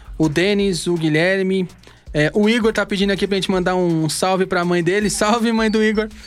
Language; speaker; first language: Portuguese; native; Portuguese